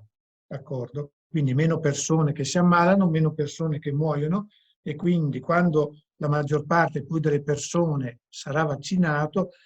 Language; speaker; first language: Italian; native; Italian